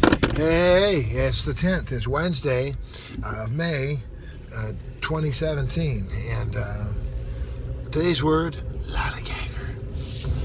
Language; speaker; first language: English; native; English